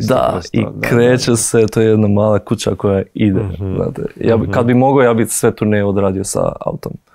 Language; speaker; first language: Croatian; non-native, fluent; Albanian